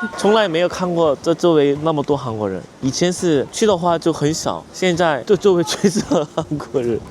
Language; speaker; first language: Chinese; non-native, fluent; Korean